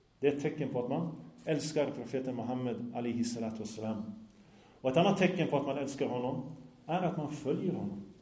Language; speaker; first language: Swedish; non-native, fluent; Arabic